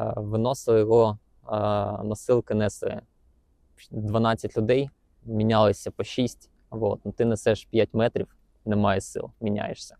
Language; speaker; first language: Ukrainian; native; Ukrainian